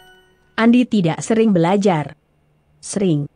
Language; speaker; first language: Indonesian; non-native, learner; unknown